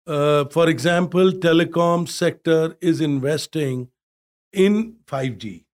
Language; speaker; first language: English; non-native, local second language; Hindi